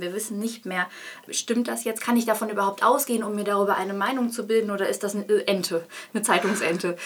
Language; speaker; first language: German; native; German